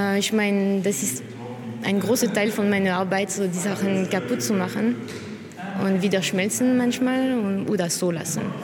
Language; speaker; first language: German; non-native, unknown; French